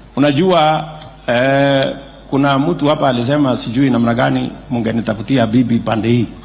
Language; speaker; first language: Swahili; non-native, local second language; Kalenjin